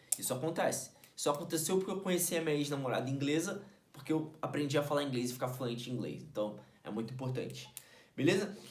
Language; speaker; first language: Portuguese; native; Portuguese